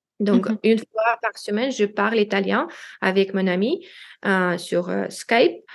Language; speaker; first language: French; non-native, learner; Russian